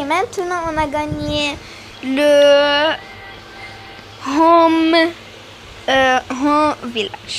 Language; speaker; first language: French; non-native, learner; Arabic